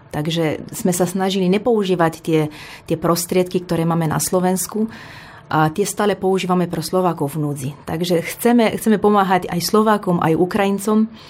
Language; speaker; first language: Slovak; non-native, fluent; Romanian